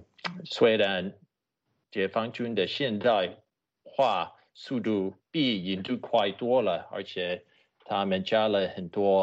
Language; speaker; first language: Chinese; non-native, fluent; English